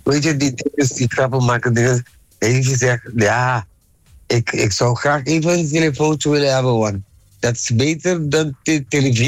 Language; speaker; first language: Dutch; non-native, local second language; Papiamento